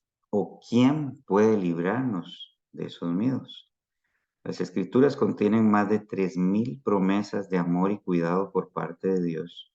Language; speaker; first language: Spanish; native; Spanish